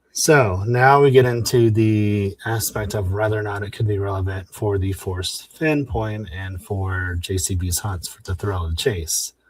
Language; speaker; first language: English; native; English